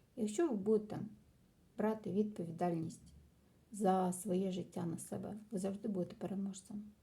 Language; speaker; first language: Ukrainian; non-native, local second language; Russian